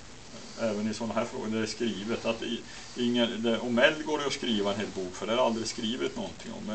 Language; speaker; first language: Swedish; native; Swedish